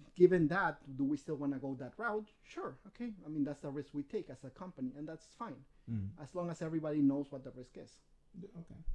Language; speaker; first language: English; non-native, fluent; Spanish